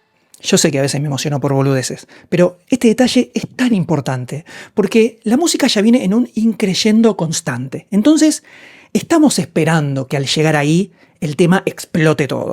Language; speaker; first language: Spanish; native; Spanish